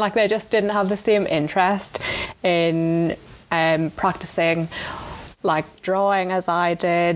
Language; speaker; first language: English; native; English